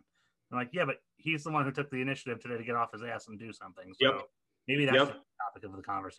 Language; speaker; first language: English; native; English